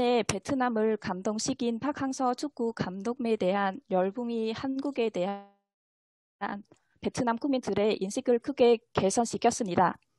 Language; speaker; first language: Korean; non-native, fluent; Vietnamese